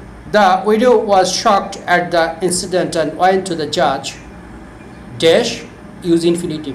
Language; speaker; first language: English; non-native, local second language; Bangla